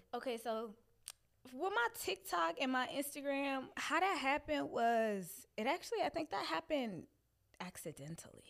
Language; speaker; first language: English; early bilingual, other home language; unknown